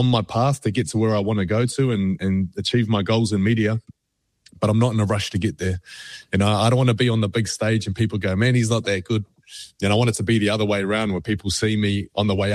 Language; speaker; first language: English; native; English